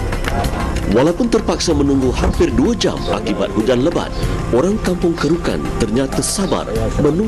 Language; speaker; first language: Malay; native; Malay